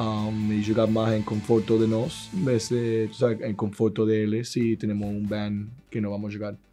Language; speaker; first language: Portuguese; non-native, learner; Spanish